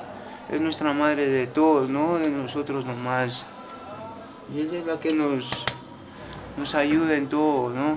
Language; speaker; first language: Spanish; native; Spanish